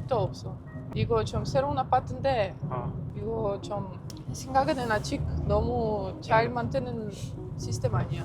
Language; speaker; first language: Korean; non-native, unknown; Ukrainian